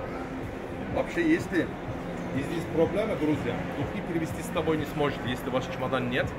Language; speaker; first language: Russian; non-native, learner; Turkish